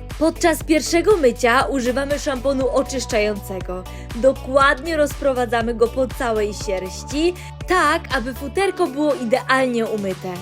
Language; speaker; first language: Polish; native; Polish